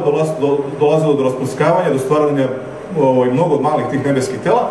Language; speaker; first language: Serbian; native; Serbian